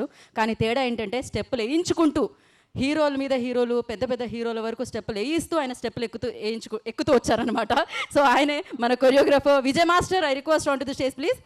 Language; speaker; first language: Telugu; native; Telugu